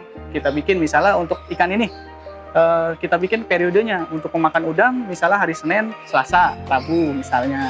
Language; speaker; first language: Indonesian; native; Indonesian